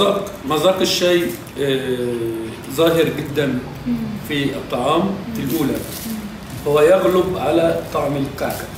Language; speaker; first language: Arabic; native; Arabic